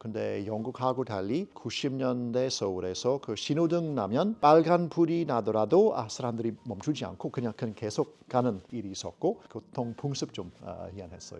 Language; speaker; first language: Korean; non-native, fluent; English